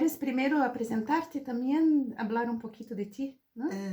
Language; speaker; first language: Spanish; non-native, fluent; Portuguese